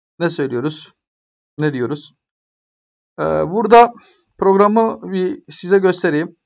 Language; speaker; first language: Turkish; native; Turkish